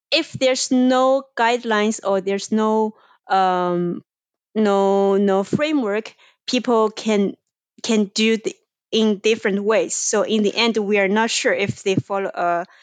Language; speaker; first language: English; non-native, fluent; Chinese